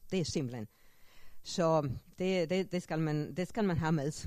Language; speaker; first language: Danish; non-native, fluent; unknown